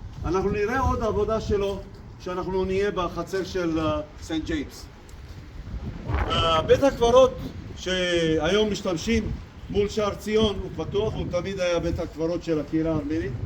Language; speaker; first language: Hebrew; non-native, local second language; Armenian